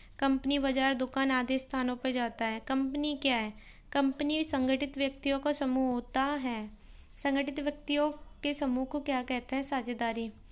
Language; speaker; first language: Hindi; native; Hindi